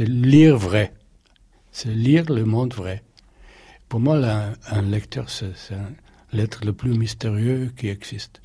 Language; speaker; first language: French; non-native, fluent; German